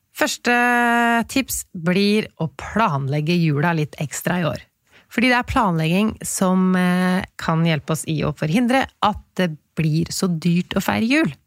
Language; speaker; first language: Norwegian; native; Norwegian